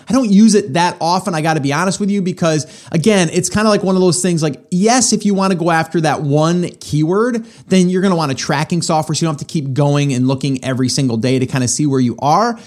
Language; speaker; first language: English; native; English